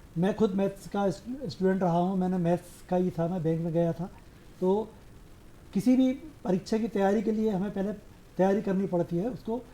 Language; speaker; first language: Hindi; native; Hindi